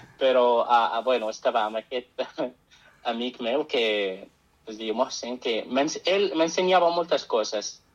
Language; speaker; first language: Catalan; non-native, fluent; Arabic